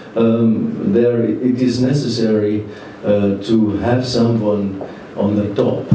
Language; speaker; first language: English; non-native, fluent; German